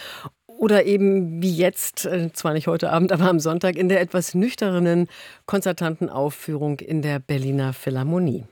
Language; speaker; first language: German; native; German